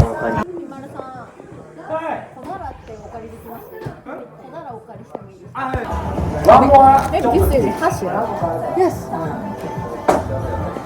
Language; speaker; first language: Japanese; native; Japanese